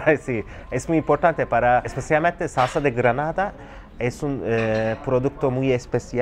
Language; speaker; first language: Spanish; non-native, fluent; Turkish